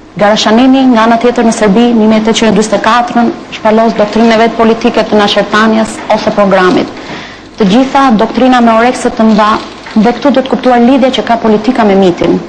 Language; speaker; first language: Albanian; native; Albanian